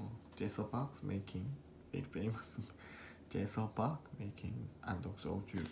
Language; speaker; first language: English; non-native, learner; Korean